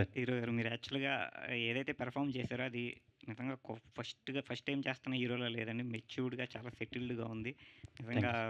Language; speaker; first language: Telugu; native; Telugu